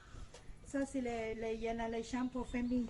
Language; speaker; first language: French; non-native, learner; Thai